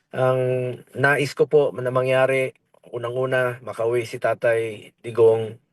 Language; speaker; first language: Filipino; non-native, local second language; Cebuano